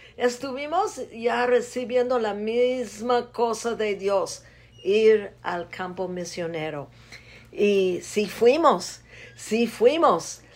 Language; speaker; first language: Spanish; non-native, fluent; English